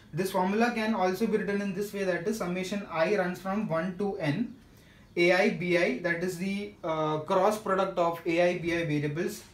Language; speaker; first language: English; non-native, local second language; Marathi